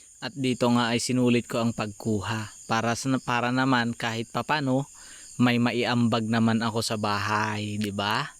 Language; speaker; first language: Filipino; non-native, local second language; Iloko